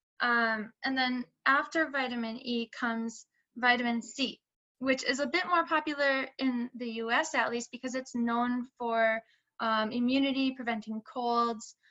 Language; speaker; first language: English; native; English